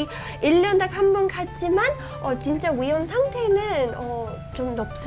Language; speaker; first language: Korean; non-native, fluent; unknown